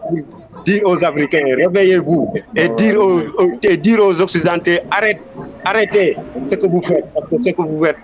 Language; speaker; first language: French; non-native, local second language; Wolof